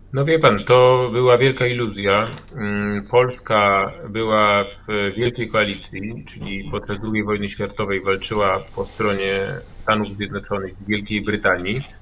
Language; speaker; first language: Polish; native; Polish